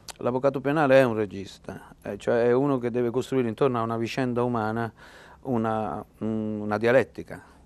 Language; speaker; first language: Italian; native; Italian